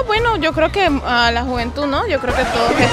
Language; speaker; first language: Spanish; native; Spanish